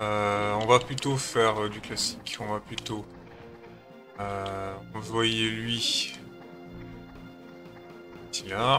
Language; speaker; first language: French; native; French